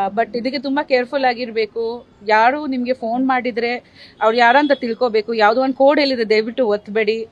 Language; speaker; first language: Kannada; non-native, fluent; Bangla